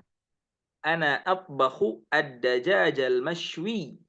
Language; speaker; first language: Arabic; non-native, fluent; Indonesian